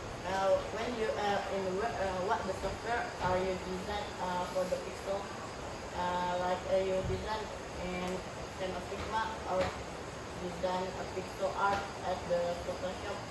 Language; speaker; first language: English; non-native, learner; Indonesian